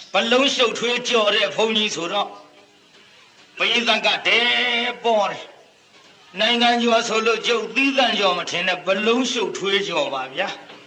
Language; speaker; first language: Burmese; native; Burmese